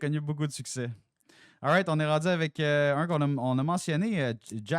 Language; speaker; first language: French; native; French